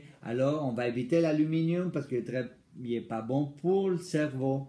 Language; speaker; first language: French; non-native, fluent; Spanish